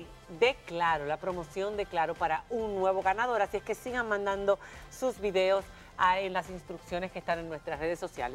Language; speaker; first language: Spanish; native; Spanish